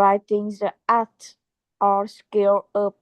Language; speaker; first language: English; non-native, learner; Vietnamese